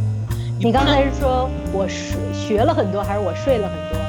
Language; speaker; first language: Chinese; native; Chinese